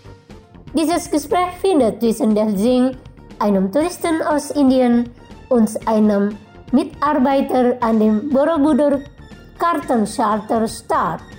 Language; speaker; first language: German; non-native, fluent; Indonesian